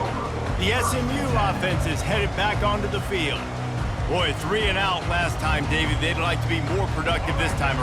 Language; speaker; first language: English; native; English